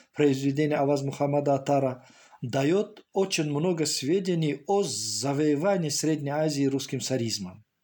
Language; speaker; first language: Russian; non-native, local second language; Tajik